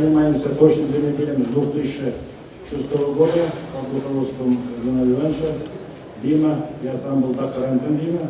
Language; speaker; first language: Russian; non-native, local second language; Kazakh